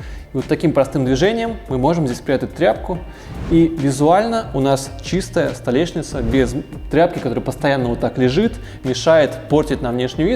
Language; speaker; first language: Russian; native; Russian